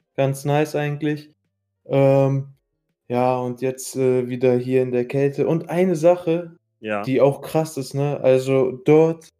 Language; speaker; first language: German; early bilingual, other home language; Arabic